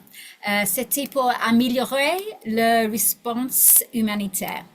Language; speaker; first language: French; non-native, learner; English